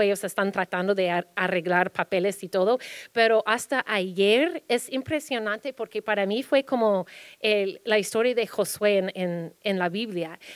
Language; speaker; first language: Spanish; early bilingual, heritage; Spanish